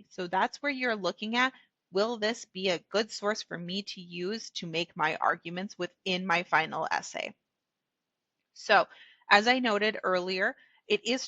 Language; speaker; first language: English; native; English